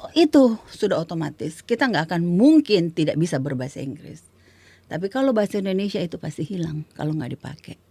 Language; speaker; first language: Indonesian; native; Indonesian